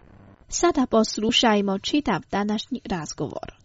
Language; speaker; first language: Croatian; non-native, fluent; Chinese